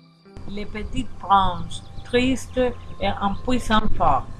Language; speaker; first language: French; non-native, learner; Spanish